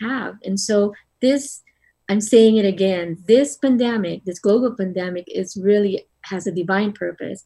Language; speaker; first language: English; non-native, local second language; Filipino